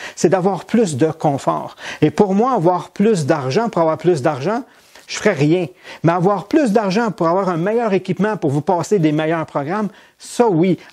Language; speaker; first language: French; native; French